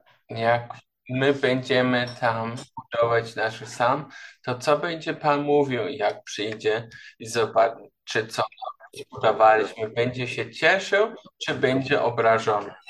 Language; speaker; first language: Polish; non-native, learner; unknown